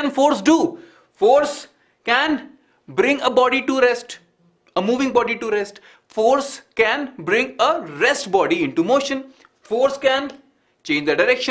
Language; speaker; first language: English; non-native, local second language; Hindi